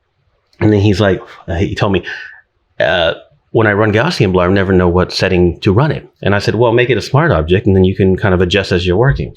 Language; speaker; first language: English; native; English